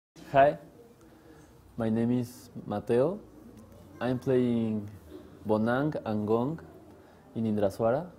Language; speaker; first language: English; non-native, learner; Spanish